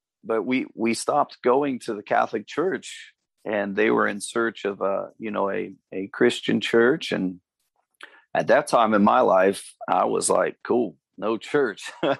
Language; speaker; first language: English; native; English